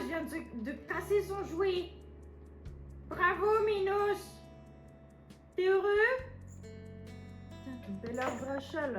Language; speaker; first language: French; native; French